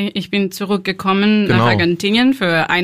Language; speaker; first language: German; non-native, learner; Spanish